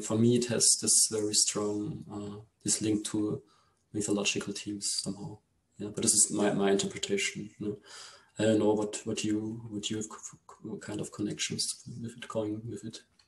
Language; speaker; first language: English; non-native, fluent; German